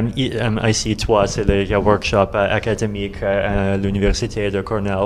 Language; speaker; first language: French; non-native, learner; Russian